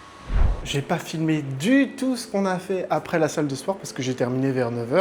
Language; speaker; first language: French; native; French